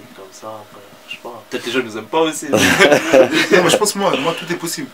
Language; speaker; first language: French; native; French